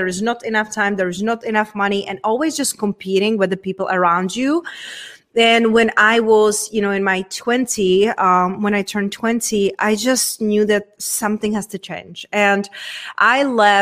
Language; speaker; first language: English; non-native, fluent; Czech